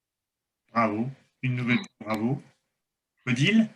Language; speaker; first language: French; native; French